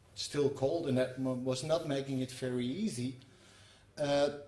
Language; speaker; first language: English; non-native, fluent; Dutch